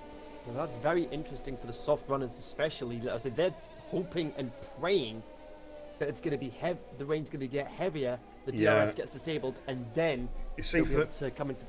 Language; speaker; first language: English; native; English